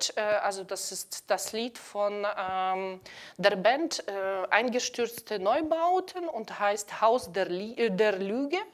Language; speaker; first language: German; non-native, fluent; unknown